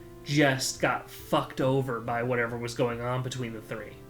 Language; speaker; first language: English; native; English